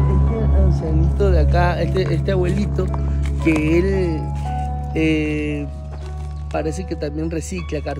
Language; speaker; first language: Spanish; native; Spanish